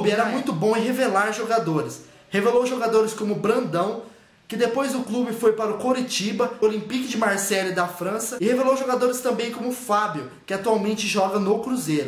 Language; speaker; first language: Portuguese; native; Portuguese